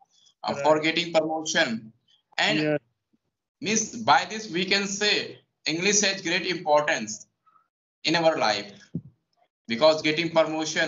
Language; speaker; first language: English; non-native, local second language; Hindi